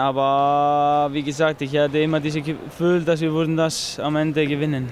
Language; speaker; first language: German; non-native, fluent; Icelandic